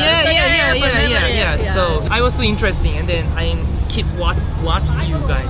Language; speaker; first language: English; non-native, learner; Korean